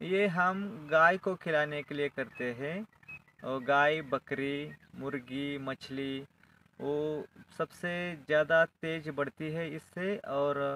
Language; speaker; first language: Hindi; non-native, local second language; Marathi